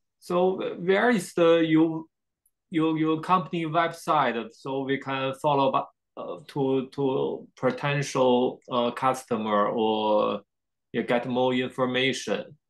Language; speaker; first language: English; non-native, learner; Chinese